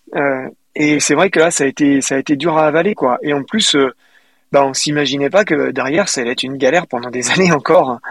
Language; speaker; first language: French; native; French